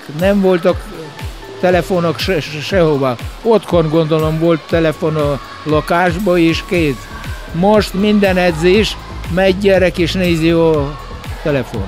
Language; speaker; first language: Hungarian; non-native, learner; Russian